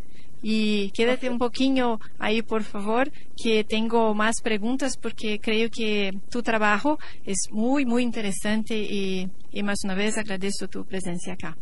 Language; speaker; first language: Spanish; non-native, learner; Portuguese